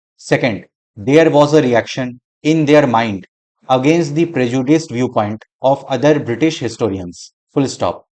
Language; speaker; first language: English; non-native, local second language; Hindi